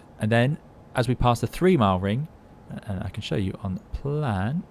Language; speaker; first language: English; native; English